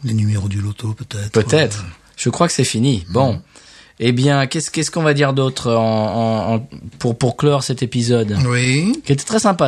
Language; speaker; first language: French; native; French